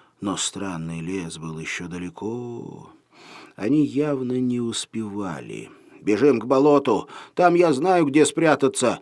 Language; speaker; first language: Russian; native; Russian